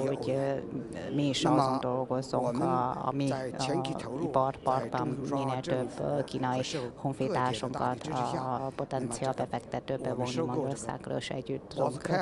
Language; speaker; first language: Hungarian; non-native, learner; Chinese